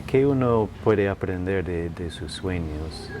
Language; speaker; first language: Spanish; non-native, fluent; English